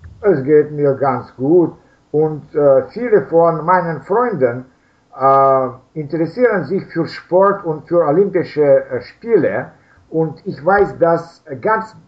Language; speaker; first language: German; non-native, learner; Russian